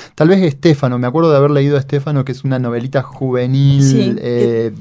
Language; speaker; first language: Spanish; native; Spanish